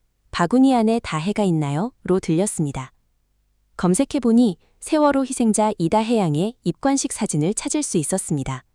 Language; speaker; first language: Korean; native; Korean